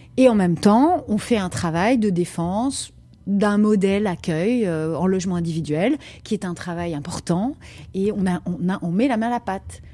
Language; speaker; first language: French; native; French